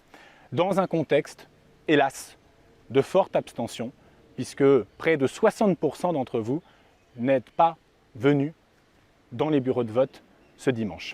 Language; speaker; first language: French; native; French